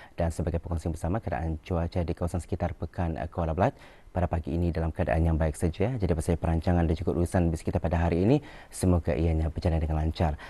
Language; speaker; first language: Malay; native; Malay